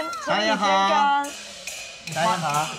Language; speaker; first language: Chinese; native; Chinese